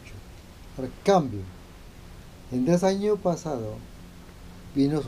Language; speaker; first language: Spanish; non-native, local second language; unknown